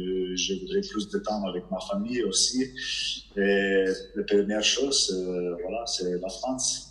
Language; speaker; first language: French; non-native, fluent; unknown